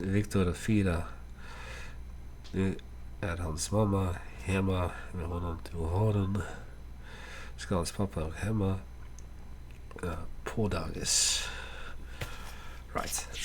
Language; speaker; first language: Swedish; non-native, learner; Dutch